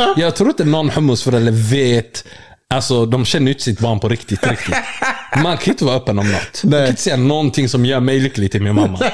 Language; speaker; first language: Swedish; early bilingual, other home language; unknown